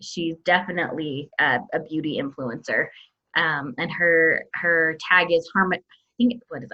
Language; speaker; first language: English; native; English